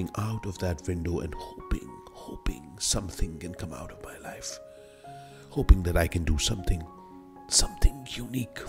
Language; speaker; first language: English; non-native, local second language; Hindi